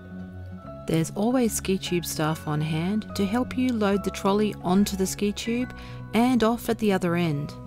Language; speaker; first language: English; native; English